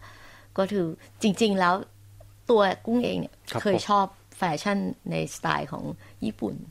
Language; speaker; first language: Thai; native; Thai